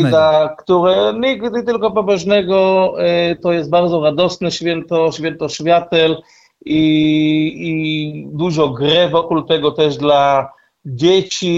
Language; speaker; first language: Polish; non-native, learner; Hebrew